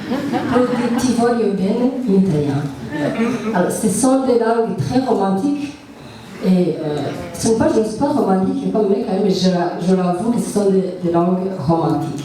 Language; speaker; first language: French; non-native, local second language; Rundi